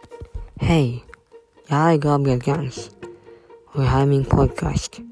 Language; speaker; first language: Norwegian; non-native, learner; Swedish